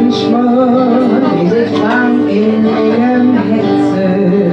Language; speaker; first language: German; native; German